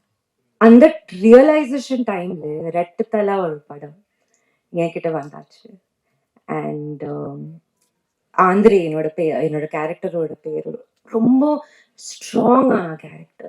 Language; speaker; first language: Tamil; non-native, learner; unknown